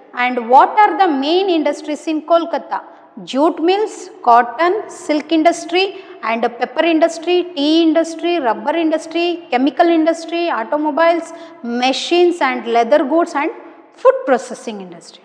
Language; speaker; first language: English; non-native, local second language; Kannada